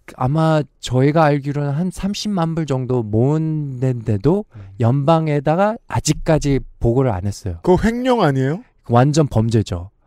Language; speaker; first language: Korean; early bilingual, heritage; Korean